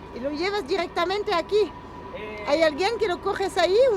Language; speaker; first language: Spanish; non-native, learner; French